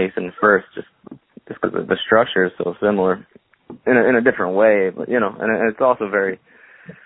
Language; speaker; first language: English; native; English